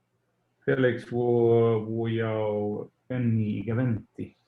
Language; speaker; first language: Chinese; non-native, learner; English